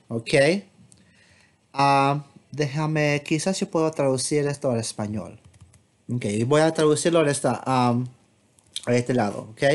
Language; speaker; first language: Spanish; non-native, fluent; English